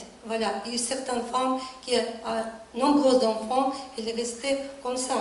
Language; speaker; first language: French; non-native, learner; Russian